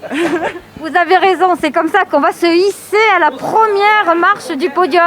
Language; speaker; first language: French; native; French